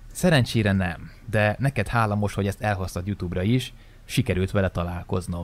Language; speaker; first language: Hungarian; native; Hungarian